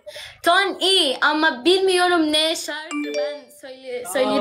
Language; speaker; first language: Turkish; non-native, learner; Arabic